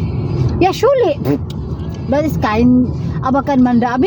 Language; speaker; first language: German; non-native, learner; Cebuano